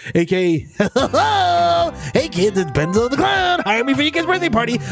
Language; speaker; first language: English; early bilingual, other home language; Spanish